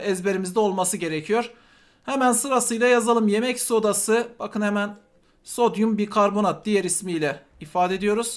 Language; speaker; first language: Turkish; native; Turkish